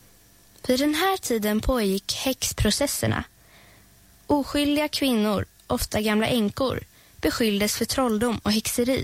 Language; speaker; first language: Swedish; native; Swedish